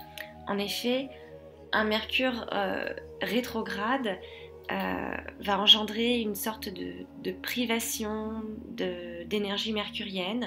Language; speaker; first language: French; native; French